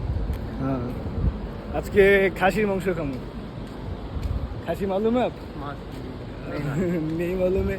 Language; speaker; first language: Hindi; non-native, learner; Bangla